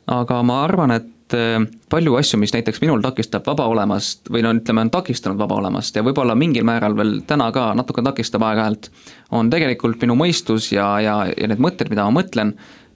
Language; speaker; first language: Estonian; native; Estonian